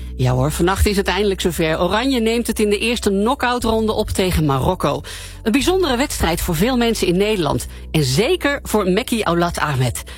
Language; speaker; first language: Dutch; native; Dutch